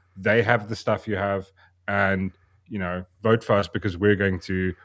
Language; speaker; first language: English; native; English